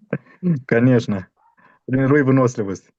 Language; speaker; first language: Russian; non-native, fluent; Romanian